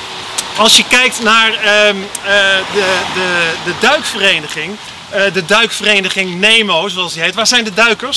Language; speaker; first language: Dutch; native; Dutch